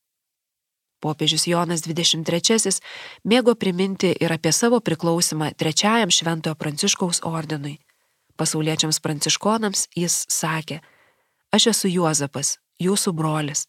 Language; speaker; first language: Lithuanian; native; Lithuanian